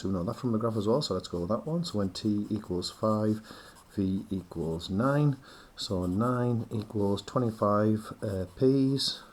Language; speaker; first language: English; native; English